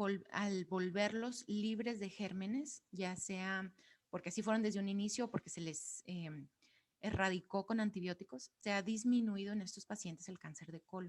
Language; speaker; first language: Spanish; native; Spanish